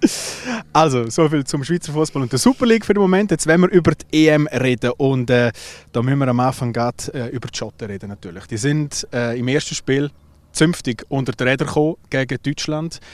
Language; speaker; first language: German; native; German